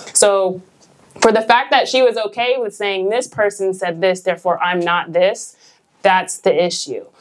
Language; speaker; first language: English; native; English